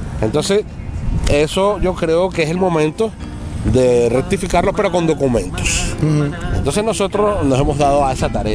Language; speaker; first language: Spanish; native; Spanish